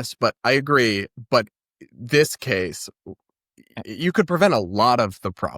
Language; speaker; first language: English; native; English